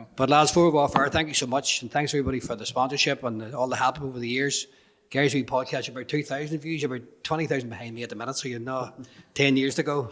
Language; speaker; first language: English; native; English